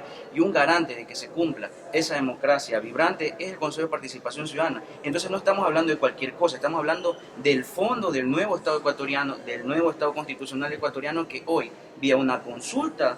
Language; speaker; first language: Spanish; native; Spanish